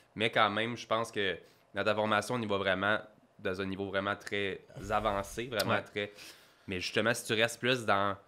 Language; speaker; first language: French; native; French